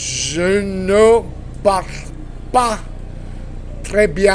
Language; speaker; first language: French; non-native, fluent; Spanish